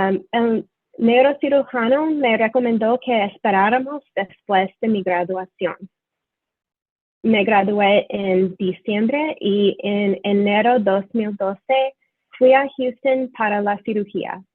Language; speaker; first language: Spanish; non-native, fluent; English